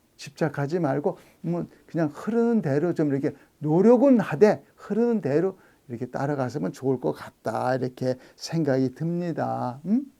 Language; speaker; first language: Korean; native; Korean